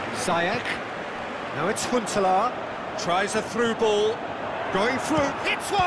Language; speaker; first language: English; native; English